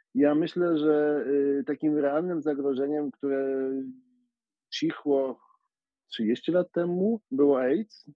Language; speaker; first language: Polish; native; Polish